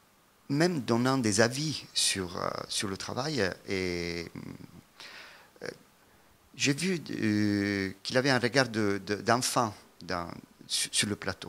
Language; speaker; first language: French; non-native, fluent; Italian